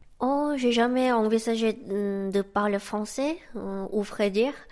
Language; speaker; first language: French; non-native, fluent; Korean